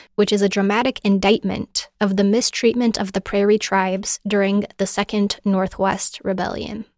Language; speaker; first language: English; native; English